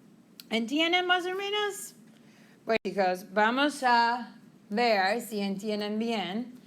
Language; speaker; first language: Spanish; non-native, fluent; English